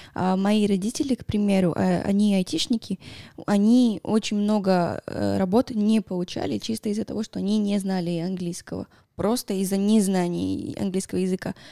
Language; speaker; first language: Russian; non-native, fluent; Spanish